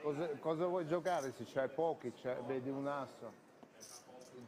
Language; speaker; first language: Italian; non-native, learner; Russian